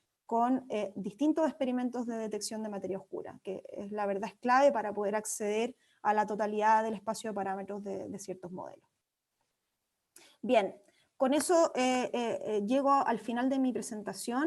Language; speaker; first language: Spanish; native; Spanish